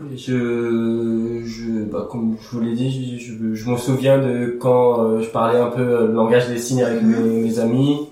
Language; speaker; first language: French; early bilingual, other home language; Aramaic